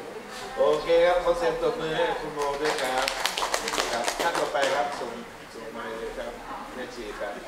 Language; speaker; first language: Thai; native; Thai